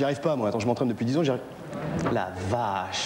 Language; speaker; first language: French; native; French